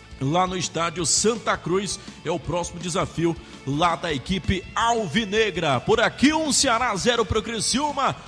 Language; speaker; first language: Portuguese; native; Portuguese